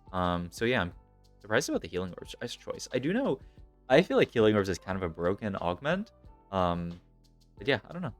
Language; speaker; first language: English; native; English